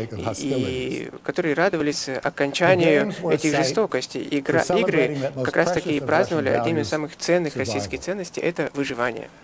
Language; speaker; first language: Russian; native; Russian